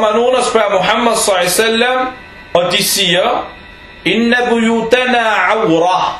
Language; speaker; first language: Danish; early bilingual, other home language; Arabic